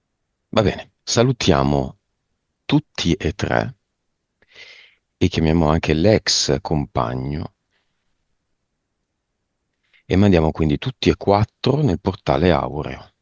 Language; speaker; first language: Italian; native; Italian